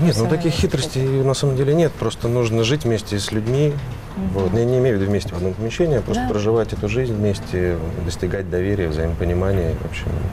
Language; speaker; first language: Russian; native; Russian